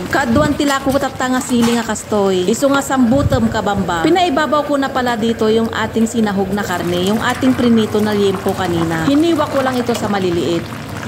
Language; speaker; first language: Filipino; non-native, local second language; Iloko